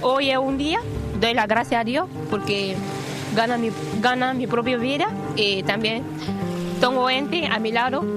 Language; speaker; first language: Spanish; non-native, learner; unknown